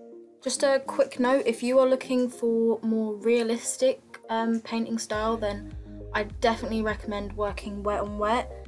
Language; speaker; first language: English; native; English